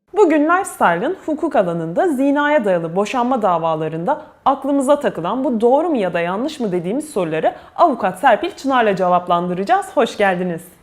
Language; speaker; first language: Turkish; native; Turkish